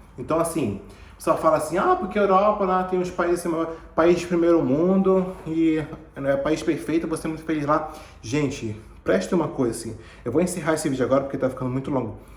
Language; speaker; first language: Portuguese; native; Portuguese